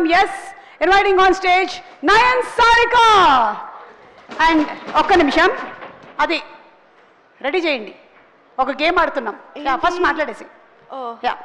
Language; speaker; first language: Telugu; native; Telugu